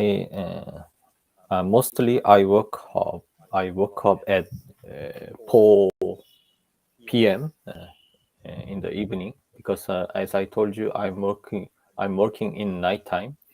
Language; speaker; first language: English; non-native, learner; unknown